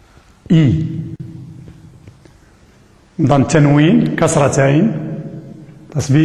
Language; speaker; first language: German; non-native, learner; Arabic